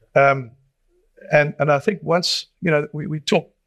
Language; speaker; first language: English; native; English